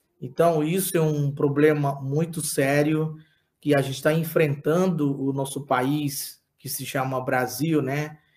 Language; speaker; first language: Portuguese; non-native, local second language; Yanomámi